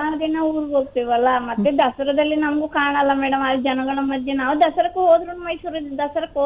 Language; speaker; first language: Kannada; native; Kannada